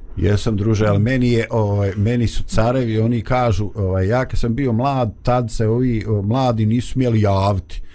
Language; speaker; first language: Bosnian; native; Bosnian